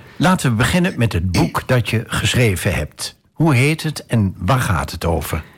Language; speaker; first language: Dutch; native; Dutch